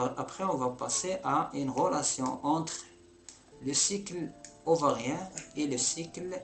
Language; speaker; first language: French; non-native, local second language; Arabic